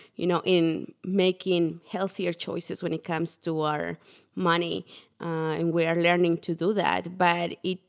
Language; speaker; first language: English; non-native, fluent; Spanish